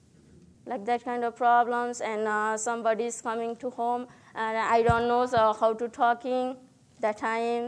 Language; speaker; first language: English; non-native, learner; Nepali